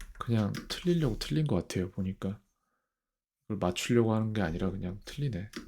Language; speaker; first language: Korean; native; Korean